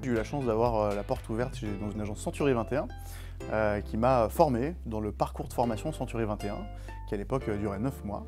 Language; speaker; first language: French; native; French